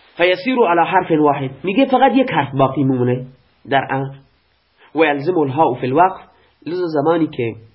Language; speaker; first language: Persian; non-native, local second language; Baluchi